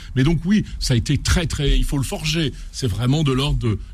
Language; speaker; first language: French; native; French